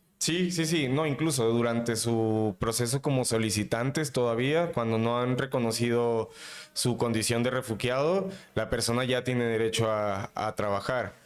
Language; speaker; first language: Spanish; native; Spanish